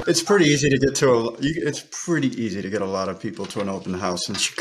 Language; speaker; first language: English; native; English